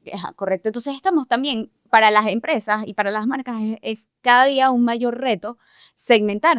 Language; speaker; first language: Spanish; native; Spanish